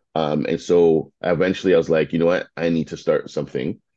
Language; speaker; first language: English; native; English